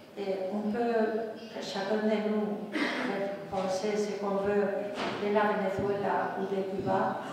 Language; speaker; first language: French; non-native, fluent; Spanish